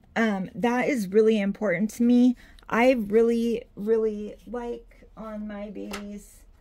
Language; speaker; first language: English; native; English